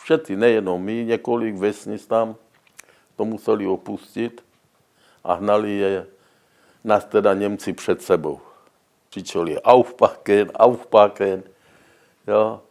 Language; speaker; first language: Czech; non-native, local second language; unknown